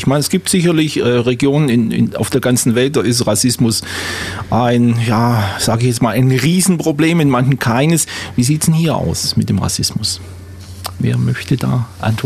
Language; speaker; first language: German; native; German